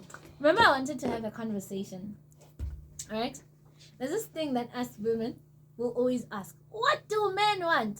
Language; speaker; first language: English; non-native, local second language; Zulu